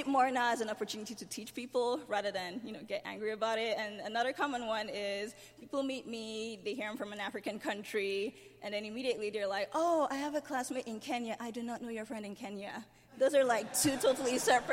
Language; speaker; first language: English; non-native, local second language; Yoruba